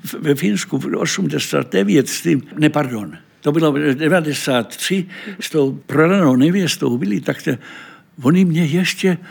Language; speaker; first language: Czech; non-native, fluent; Finnish